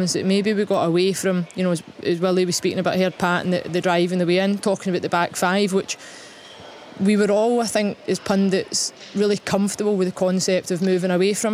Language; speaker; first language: English; native; English